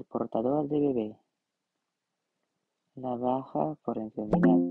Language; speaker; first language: Spanish; non-native, learner; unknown